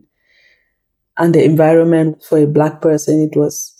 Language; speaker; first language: English; non-native, local second language; French